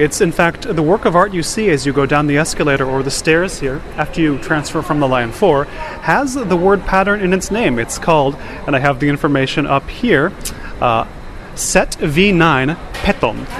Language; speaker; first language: English; native; English